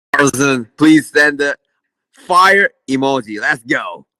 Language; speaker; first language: English; non-native, learner; Korean